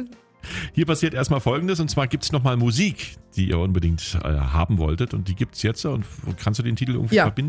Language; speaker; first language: German; native; German